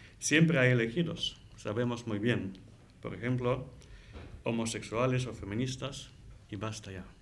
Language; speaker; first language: Spanish; non-native, fluent; Ukrainian